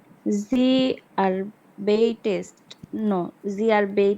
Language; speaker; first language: German; non-native, learner; Bangla